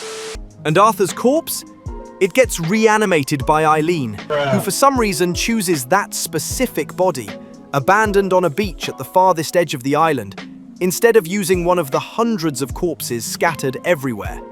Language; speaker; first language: English; native; English